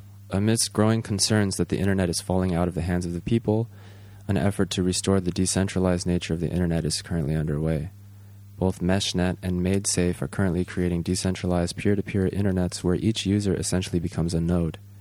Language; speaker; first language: English; native; English